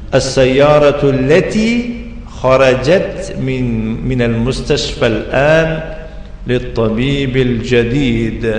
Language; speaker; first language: Arabic; non-native, fluent; Persian